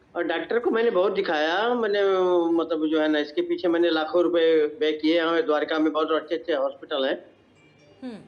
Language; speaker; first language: Hindi; native; Hindi